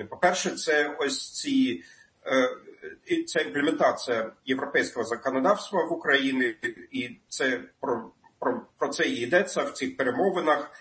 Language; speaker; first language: Ukrainian; non-native, fluent; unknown